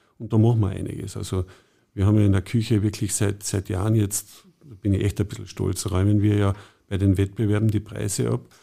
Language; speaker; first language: German; native; German